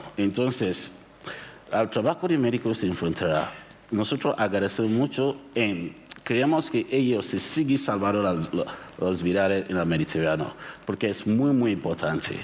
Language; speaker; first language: Spanish; non-native, learner; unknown